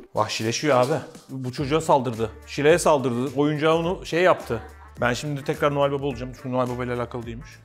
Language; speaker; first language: Turkish; native; Turkish